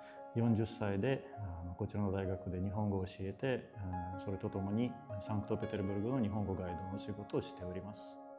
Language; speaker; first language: Japanese; non-native, fluent; Russian